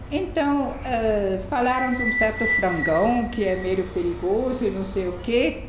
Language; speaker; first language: Portuguese; non-native, fluent; German